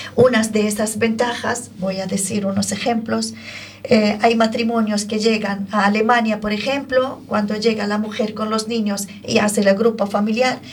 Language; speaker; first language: Spanish; non-native, fluent; Arabic